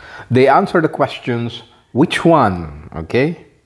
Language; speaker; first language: English; non-native, local second language; Filipino